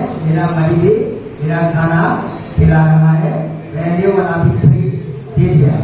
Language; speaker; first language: Hindi; non-native, learner; Burmese